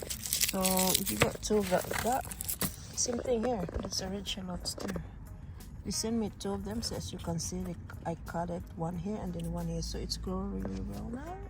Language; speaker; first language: English; non-native, fluent; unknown